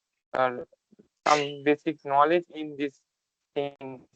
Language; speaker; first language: English; non-native, learner; Bangla